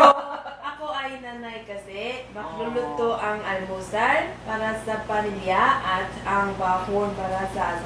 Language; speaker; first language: Filipino; non-native, learner; Korean